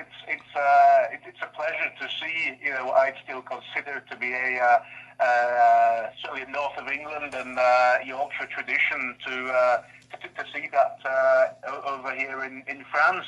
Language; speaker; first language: English; native; English